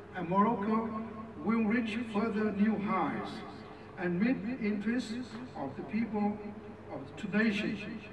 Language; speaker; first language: English; non-native, fluent; Vietnamese